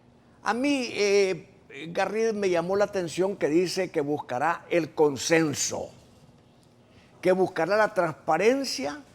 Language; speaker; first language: Spanish; native; Spanish